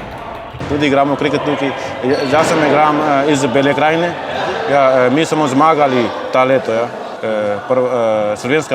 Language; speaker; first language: Slovenian; non-native, learner; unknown